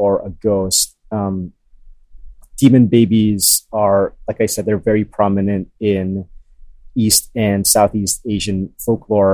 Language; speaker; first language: English; non-native, local second language; Filipino